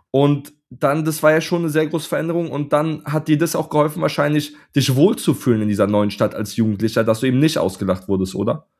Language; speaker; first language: German; native; German